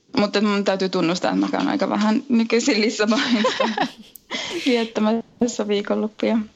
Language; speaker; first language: Finnish; native; Finnish